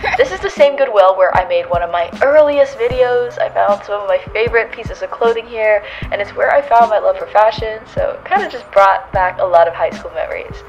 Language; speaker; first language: English; native; English